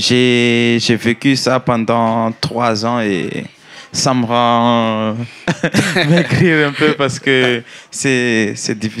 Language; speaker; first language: French; non-native, learner; Malagasy